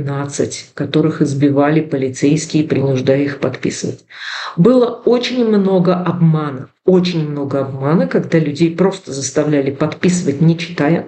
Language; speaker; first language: Russian; native; Russian